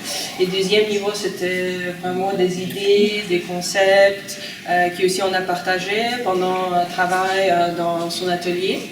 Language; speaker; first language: French; non-native, learner; Russian